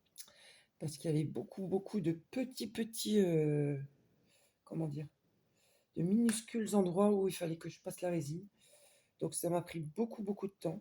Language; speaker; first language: French; native; French